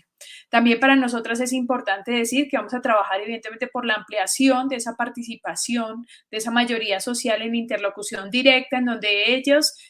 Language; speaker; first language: Spanish; native; Spanish